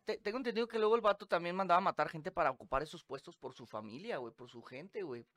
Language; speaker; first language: Spanish; native; Spanish